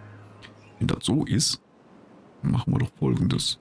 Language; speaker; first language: German; native; German